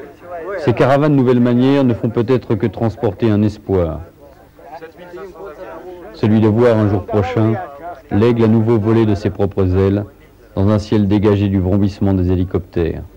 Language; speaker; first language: French; native; French